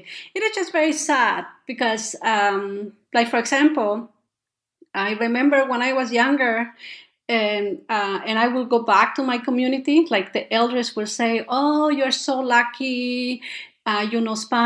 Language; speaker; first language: English; non-native, fluent; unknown